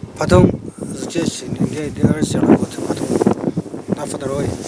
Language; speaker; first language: Russian; non-native, learner; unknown